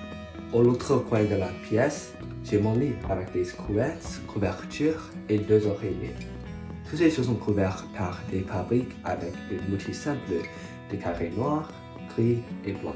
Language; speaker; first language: French; non-native, learner; English